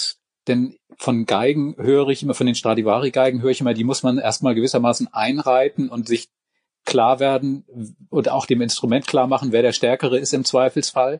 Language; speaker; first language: German; native; German